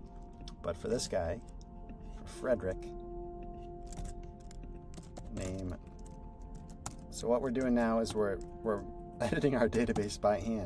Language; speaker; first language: English; native; English